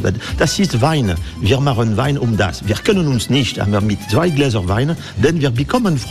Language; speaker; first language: German; non-native, fluent; French